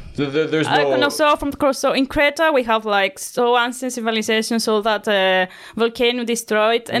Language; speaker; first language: English; non-native, learner; Greek